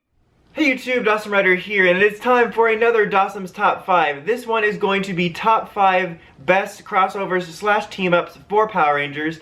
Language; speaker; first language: English; native; English